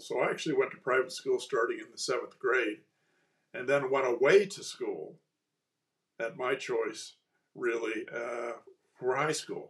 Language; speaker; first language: English; native; English